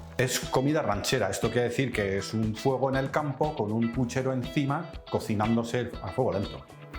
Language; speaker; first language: Spanish; non-native, fluent; Dutch